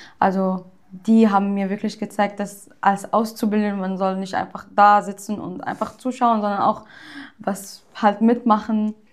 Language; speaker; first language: German; early bilingual, other home language; Arabic